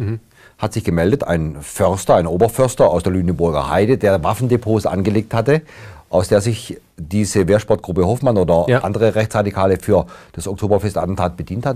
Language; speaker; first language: German; native; German